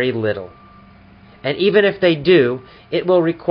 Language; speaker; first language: English; native; English